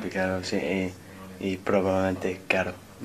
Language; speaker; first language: Spanish; non-native, learner; English